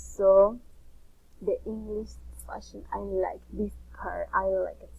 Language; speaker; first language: English; non-native, learner; Spanish